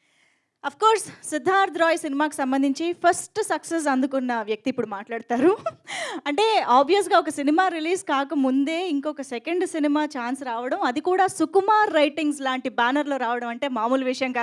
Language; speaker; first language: Telugu; native; Telugu